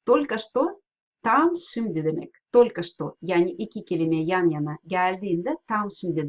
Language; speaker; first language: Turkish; non-native, fluent; Russian